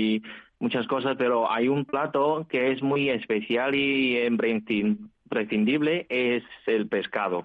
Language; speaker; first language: Spanish; non-native, fluent; Chinese